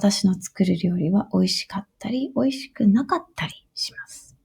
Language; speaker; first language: Japanese; non-native, fluent; English